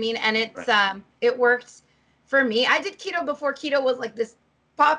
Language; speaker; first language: English; native; English